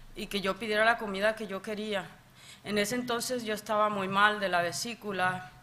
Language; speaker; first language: Spanish; native; Spanish